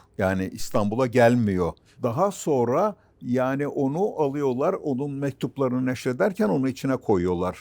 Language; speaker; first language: Turkish; native; Turkish